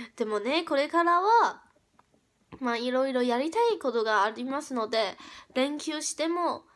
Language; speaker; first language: Japanese; non-native, fluent; Chinese